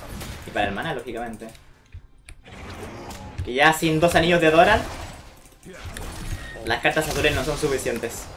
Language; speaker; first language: Spanish; native; Spanish